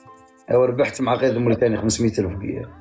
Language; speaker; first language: Arabic; native; Arabic